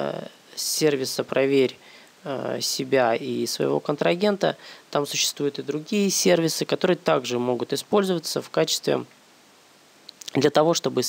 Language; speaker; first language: Russian; native; Russian